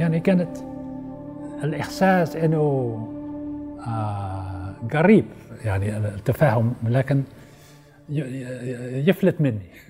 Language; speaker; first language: Arabic; non-native, fluent; Dutch